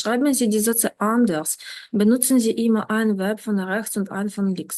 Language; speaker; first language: German; non-native, fluent; Ukrainian